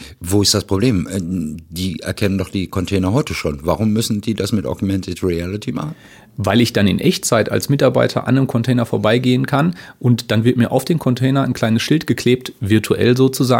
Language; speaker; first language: German; native; German